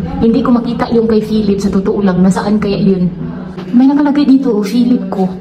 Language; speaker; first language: Filipino; non-native, local second language; Cebuano